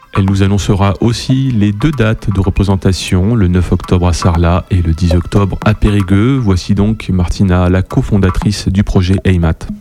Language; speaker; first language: French; native; French